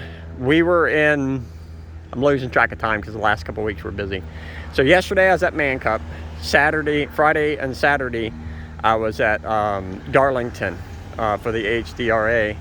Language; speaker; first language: English; native; English